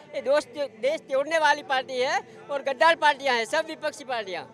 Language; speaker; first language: Hindi; non-native, local second language; Gujarati